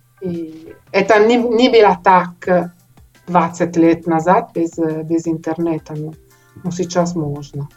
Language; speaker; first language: Russian; non-native, learner; Italian